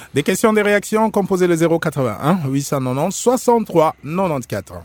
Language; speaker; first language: French; non-native, local second language; Lingala